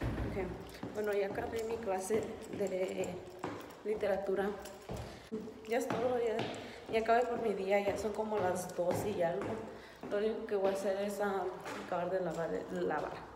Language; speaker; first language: Spanish; early bilingual, heritage; Spanish